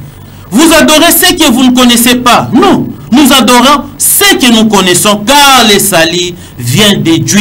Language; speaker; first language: French; non-native, local second language; Lingala